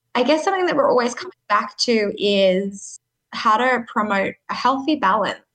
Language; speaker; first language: English; native; English